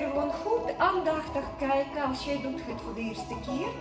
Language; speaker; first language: Dutch; non-native, learner; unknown